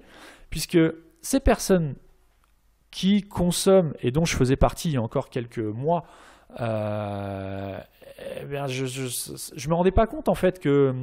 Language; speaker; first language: French; native; French